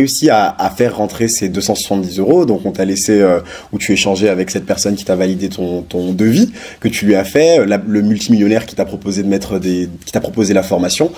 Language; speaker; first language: French; native; French